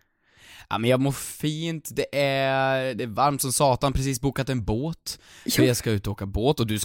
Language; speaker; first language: Swedish; native; Swedish